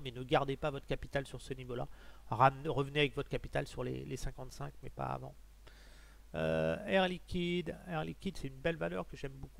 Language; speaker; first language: French; native; French